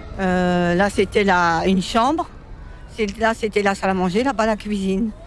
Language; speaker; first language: French; native; French